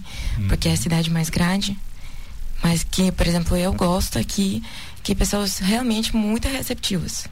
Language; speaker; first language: Portuguese; non-native, learner; Russian